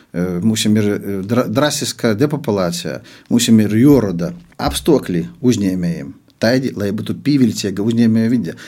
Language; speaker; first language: Latvian; non-native, local second language; Russian